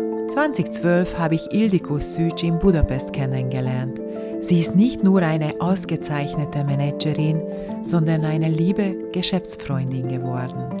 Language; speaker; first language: German; non-native, fluent; Hungarian